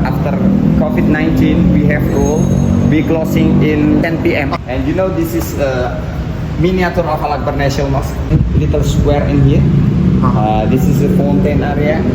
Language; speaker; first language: English; non-native, learner; Indonesian